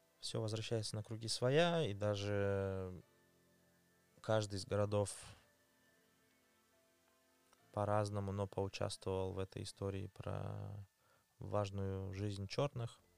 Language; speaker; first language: Russian; native; Russian